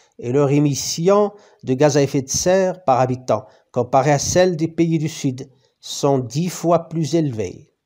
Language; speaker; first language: French; non-native, local second language; Arabic